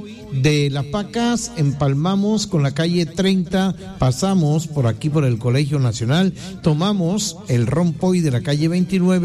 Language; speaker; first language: Spanish; native; Spanish